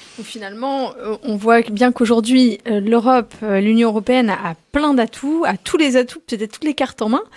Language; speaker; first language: French; native; French